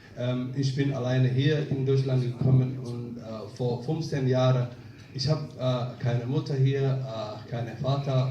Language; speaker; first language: German; non-native, fluent; Somali